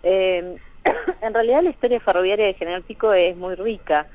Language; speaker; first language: Spanish; native; Spanish